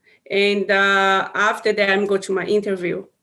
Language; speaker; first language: English; non-native, learner; Portuguese